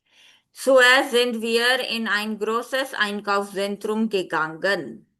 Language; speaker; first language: German; non-native, fluent; Hindi